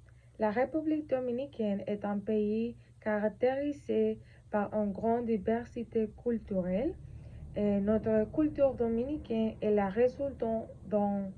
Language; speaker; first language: French; non-native, learner; Spanish